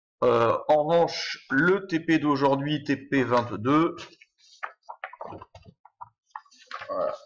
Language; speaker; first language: French; native; French